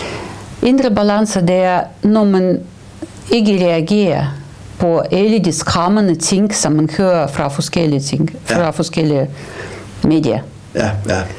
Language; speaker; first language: Danish; non-native, fluent; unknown